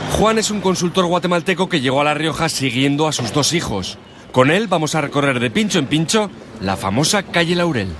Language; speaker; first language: Spanish; native; Spanish